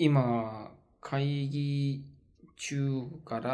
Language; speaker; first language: Japanese; non-native, learner; Korean